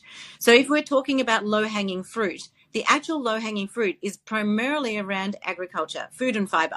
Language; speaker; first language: English; native; English